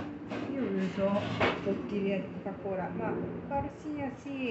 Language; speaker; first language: Italian; non-native, learner; Japanese